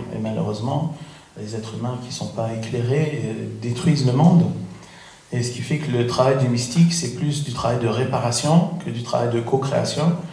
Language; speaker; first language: French; non-native, fluent; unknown